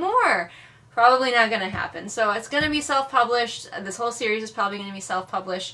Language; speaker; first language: English; native; English